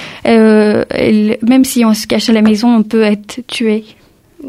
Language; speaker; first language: French; early bilingual, other home language; Arabic